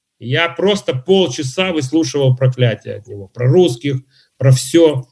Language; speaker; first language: Russian; native; Russian